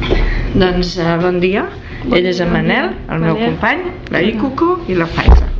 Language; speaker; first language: Catalan; native; Catalan